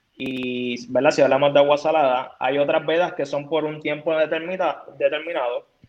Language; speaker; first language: Spanish; native; Spanish